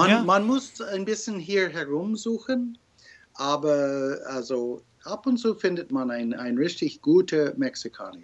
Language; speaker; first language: German; non-native, fluent; English